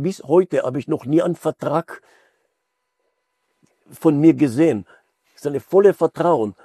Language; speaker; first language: German; non-native, fluent; Hebrew